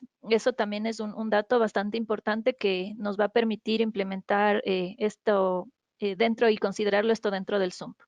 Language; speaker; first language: Spanish; native; Spanish